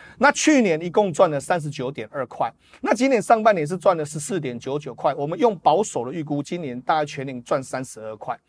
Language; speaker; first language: Chinese; native; Chinese